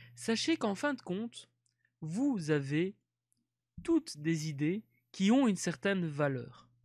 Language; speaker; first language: French; native; French